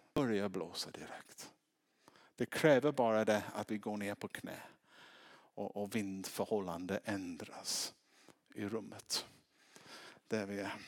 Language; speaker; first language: Swedish; non-native, fluent; English